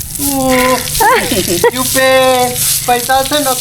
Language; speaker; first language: English; non-native, local second language; Malayalam